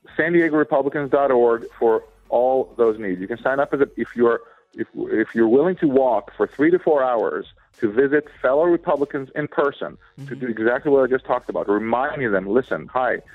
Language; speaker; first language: English; non-native, fluent; Swedish